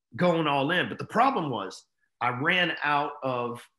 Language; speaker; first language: English; native; English